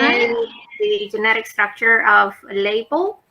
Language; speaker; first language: English; non-native, learner; Indonesian